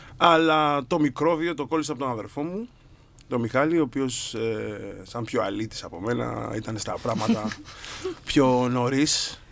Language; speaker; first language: Greek; early bilingual, other home language; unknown